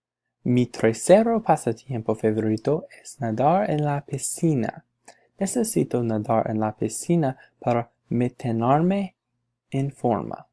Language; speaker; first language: Spanish; non-native, learner; English